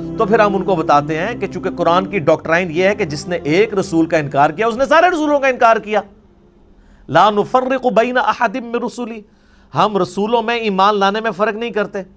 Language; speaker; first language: Urdu; non-native, local second language; Punjabi